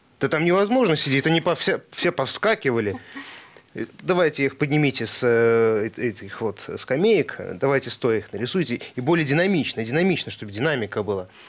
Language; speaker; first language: Russian; native; Russian